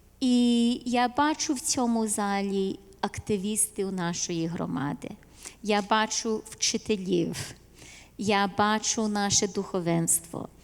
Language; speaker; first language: Ukrainian; early bilingual, heritage; Ukrainian